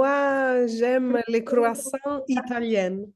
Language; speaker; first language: French; non-native, learner; Polish